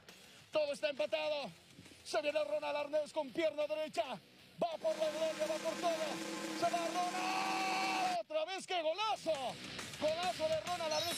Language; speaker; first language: Spanish; native; Spanish